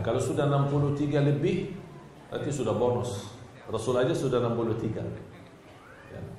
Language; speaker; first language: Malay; non-native, fluent; Arabic